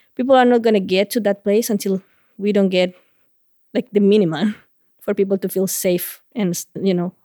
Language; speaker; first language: English; non-native, fluent; Spanish